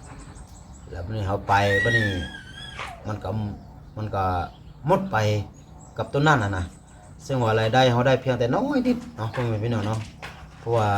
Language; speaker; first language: Thai; non-native, local second language; Lao